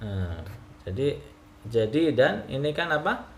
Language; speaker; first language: Indonesian; native; Indonesian